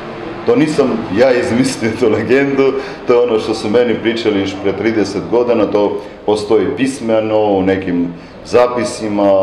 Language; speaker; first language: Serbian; non-native, fluent; Armenian